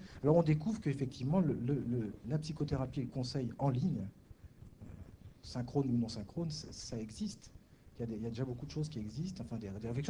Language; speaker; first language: French; native; French